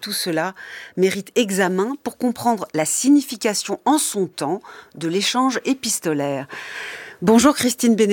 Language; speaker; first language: French; native; French